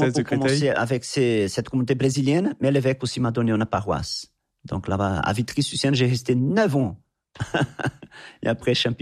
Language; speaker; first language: French; non-native, fluent; Portuguese